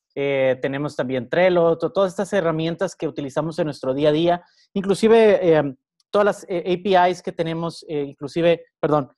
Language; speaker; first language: Spanish; native; Spanish